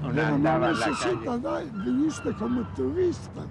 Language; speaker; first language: Spanish; non-native, learner; Yiddish